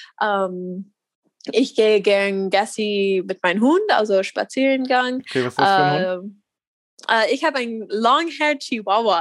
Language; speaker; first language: German; non-native, learner; English